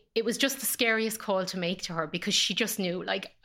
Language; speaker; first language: English; native; English